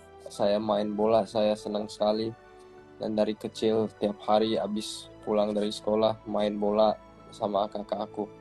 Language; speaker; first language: Indonesian; early bilingual, heritage; English